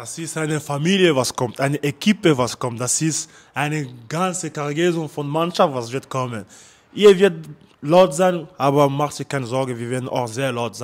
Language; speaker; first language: German; non-native, learner; French